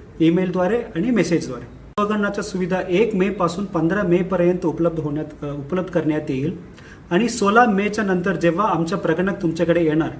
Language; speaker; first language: Marathi; non-native, local second language; Tamil